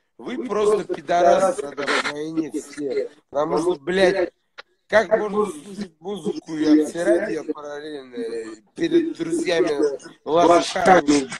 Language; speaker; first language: Russian; native; Russian